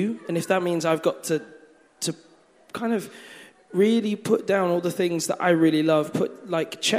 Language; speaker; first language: English; native; English